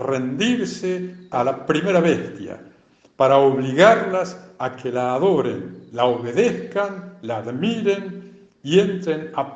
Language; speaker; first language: Spanish; native; Spanish